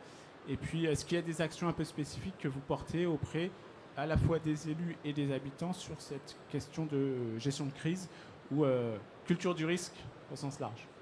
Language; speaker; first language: French; native; French